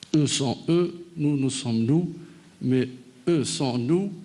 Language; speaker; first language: French; non-native, local second language; Arabic